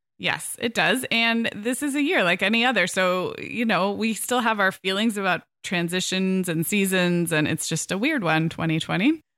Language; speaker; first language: English; native; English